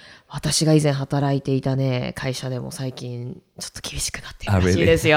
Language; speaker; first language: Japanese; native; Japanese